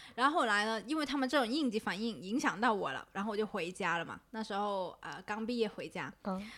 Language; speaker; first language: Chinese; non-native, local second language; Cantonese